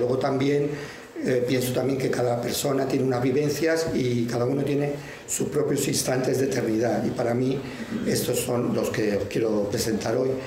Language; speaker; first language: Spanish; native; Spanish